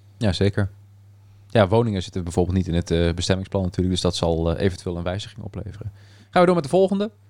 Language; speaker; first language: Dutch; native; Dutch